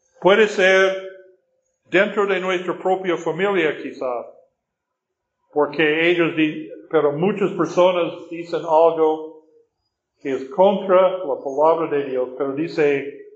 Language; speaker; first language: Spanish; non-native, fluent; English